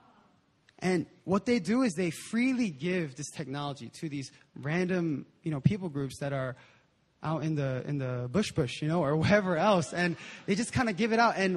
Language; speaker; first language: English; native; English